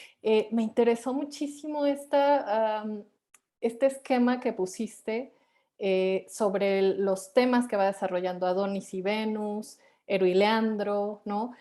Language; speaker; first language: Spanish; native; Spanish